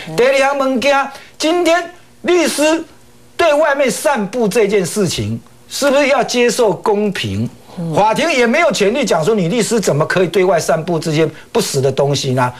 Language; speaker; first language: Chinese; native; Chinese